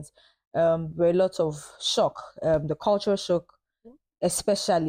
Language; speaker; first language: English; non-native, local second language; Yoruba